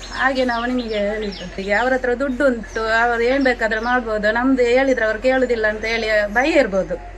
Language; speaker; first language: Kannada; native; Kannada